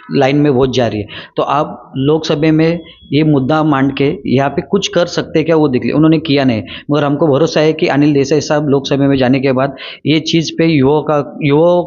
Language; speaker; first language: Hindi; non-native, local second language; Marathi